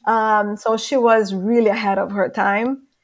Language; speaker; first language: English; non-native, fluent; Portuguese